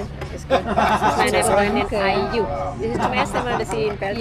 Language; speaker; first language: German; non-native, learner; Indonesian